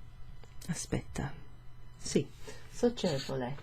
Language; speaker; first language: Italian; non-native, fluent; English